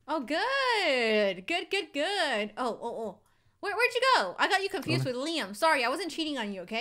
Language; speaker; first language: English; native; English